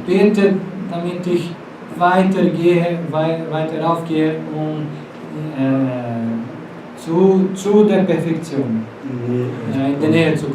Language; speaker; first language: German; non-native, fluent; Portuguese